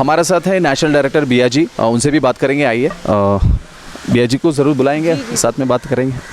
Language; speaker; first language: Hindi; non-native, local second language; Kannada